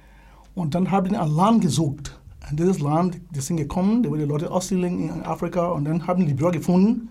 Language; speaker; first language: German; non-native, learner; English